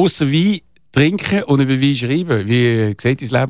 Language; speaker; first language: German; native; German